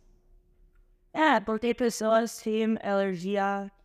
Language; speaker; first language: Portuguese; non-native, learner; English